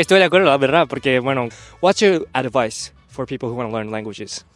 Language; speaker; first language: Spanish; non-native, fluent; Japanese